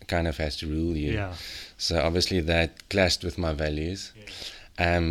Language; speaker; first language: English; non-native, local second language; Afrikaans